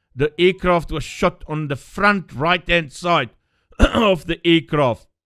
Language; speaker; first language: English; non-native, local second language; Afrikaans